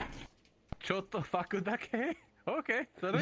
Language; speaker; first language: Japanese; non-native, learner; Spanish